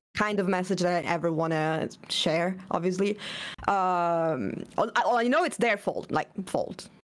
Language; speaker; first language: English; non-native, fluent; Italian